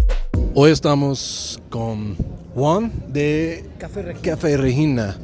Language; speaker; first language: Spanish; non-native, learner; English